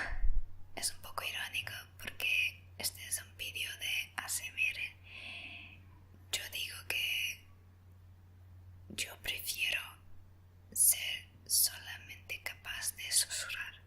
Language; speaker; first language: Spanish; non-native, fluent; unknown